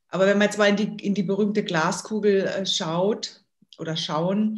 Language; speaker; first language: German; native; German